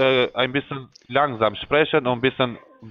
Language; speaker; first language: German; non-native, fluent; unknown